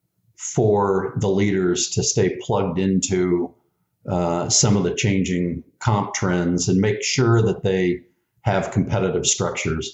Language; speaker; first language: English; native; English